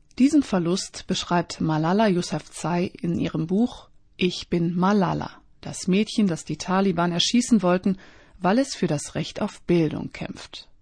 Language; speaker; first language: German; native; German